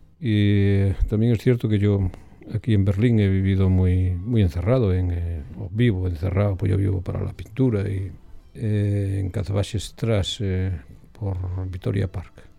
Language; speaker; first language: Spanish; native; Spanish